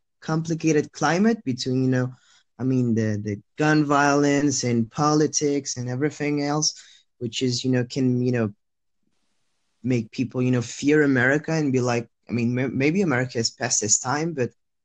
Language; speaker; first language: English; non-native, fluent; French